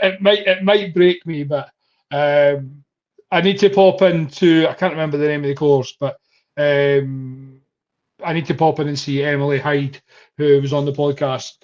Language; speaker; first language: English; native; English